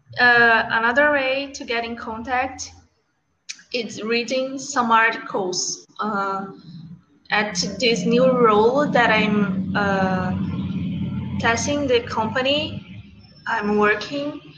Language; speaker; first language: English; non-native, learner; Portuguese